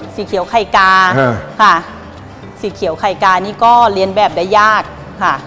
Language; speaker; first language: Thai; native; Thai